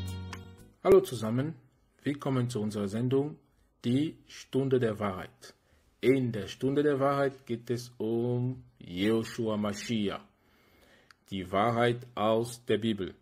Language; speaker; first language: German; non-native, fluent; French